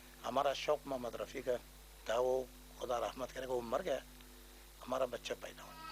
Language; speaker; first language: Hindi; non-native, learner; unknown